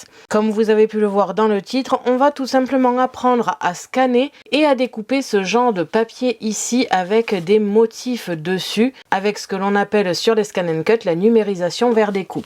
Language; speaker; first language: French; native; French